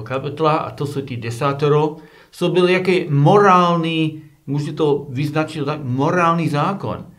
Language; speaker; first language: Czech; non-native, learner; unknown